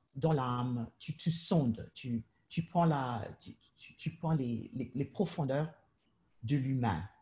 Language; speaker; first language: French; non-native, fluent; English